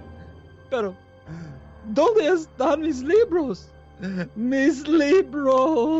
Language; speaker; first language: Spanish; non-native, learner; English